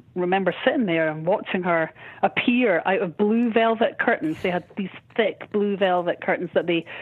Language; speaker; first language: English; native; English